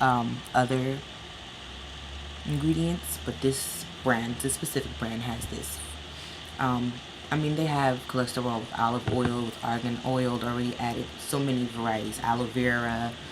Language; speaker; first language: English; native; English